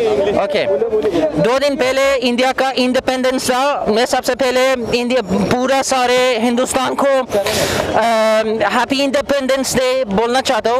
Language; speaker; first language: Hindi; non-native, fluent; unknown